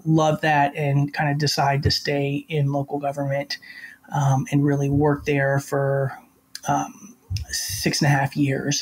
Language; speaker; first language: English; native; English